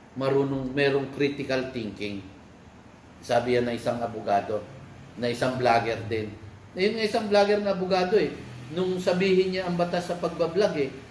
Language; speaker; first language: Filipino; native; Filipino